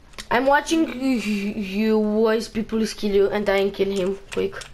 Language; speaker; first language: English; non-native, learner; Romanian